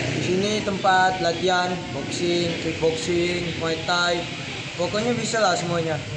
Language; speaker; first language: Indonesian; native; Indonesian